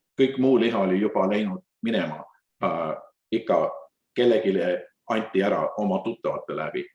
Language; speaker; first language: Estonian; early bilingual, heritage; Estonian